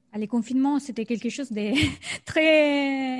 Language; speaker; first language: French; non-native, fluent; Italian